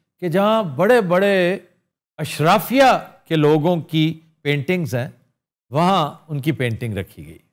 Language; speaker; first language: Urdu; native; Urdu